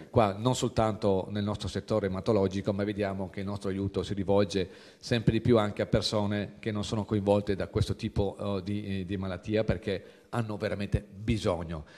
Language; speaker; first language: Italian; native; Italian